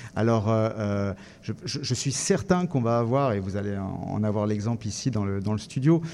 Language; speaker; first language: French; native; French